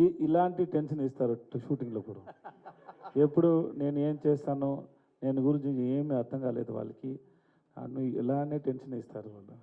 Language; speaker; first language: Telugu; non-native, learner; Tamil